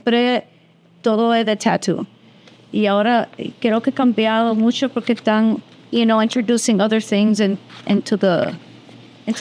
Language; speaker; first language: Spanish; early bilingual, heritage; Spanish